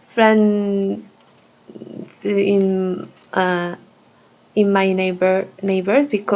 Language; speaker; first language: English; non-native, learner; Korean